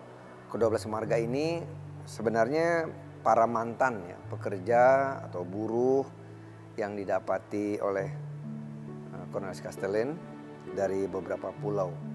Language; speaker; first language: Indonesian; native; Indonesian